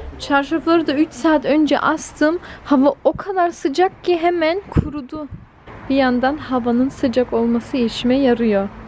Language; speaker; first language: Turkish; early bilingual, heritage; Turkish